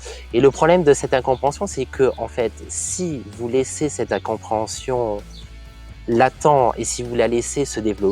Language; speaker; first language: French; native; French